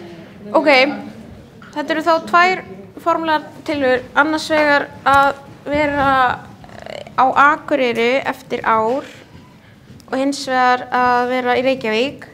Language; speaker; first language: Icelandic; native; Icelandic